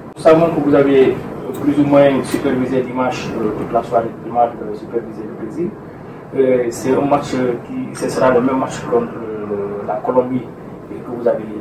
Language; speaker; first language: French; non-native, local second language; Wolof